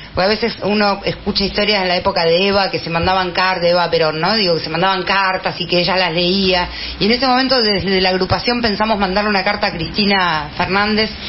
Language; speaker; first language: Spanish; early bilingual, other home language; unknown